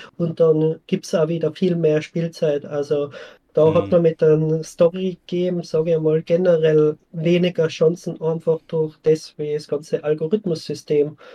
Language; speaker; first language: German; native; German